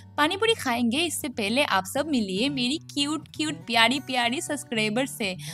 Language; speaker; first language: Hindi; non-native, local second language; Bangla